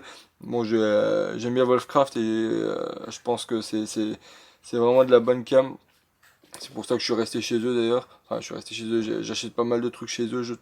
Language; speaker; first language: French; native; French